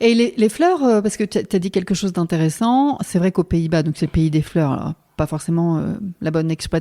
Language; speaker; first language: French; native; French